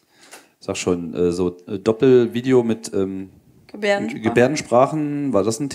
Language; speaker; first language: German; native; German